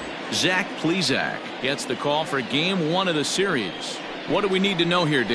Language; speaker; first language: English; native; English